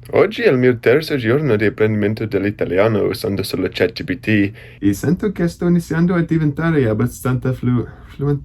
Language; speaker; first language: Italian; non-native, learner; English